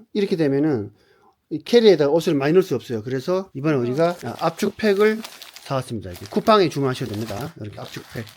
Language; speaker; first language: Korean; native; Korean